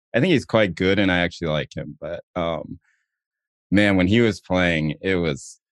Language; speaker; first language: English; native; English